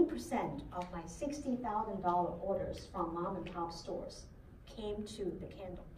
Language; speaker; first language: English; non-native, fluent; Chinese